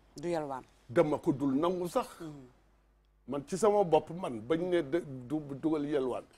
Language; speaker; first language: Wolof; non-native, local second language; Fula